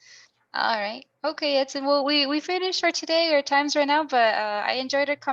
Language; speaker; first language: English; non-native, fluent; Spanish